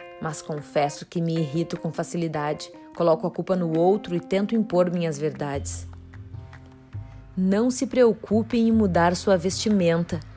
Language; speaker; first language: Portuguese; native; Portuguese